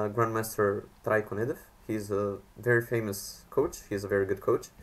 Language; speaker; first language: English; non-native, fluent; Macedonian